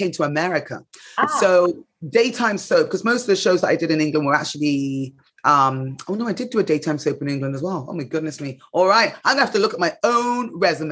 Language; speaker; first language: English; native; English